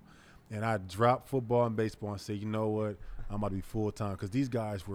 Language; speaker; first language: English; native; English